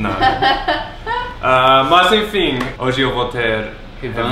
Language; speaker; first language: Portuguese; non-native, fluent; English